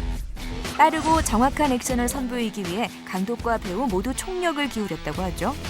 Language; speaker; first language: Korean; native; Korean